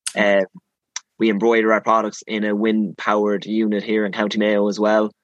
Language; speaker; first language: English; native; English